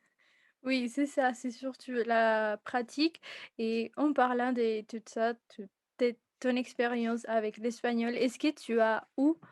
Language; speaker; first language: French; non-native, fluent; Spanish